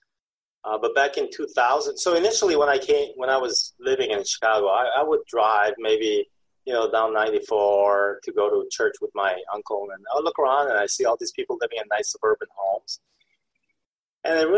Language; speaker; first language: English; early bilingual, other home language; Korean